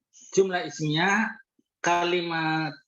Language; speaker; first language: Indonesian; native; Indonesian